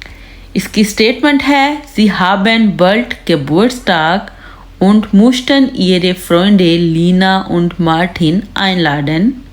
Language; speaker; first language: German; non-native, learner; Urdu